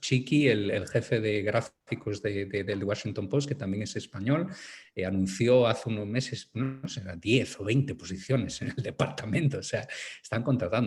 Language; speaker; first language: Spanish; native; Spanish